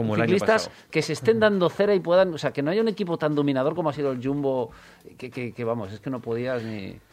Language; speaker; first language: Spanish; native; Spanish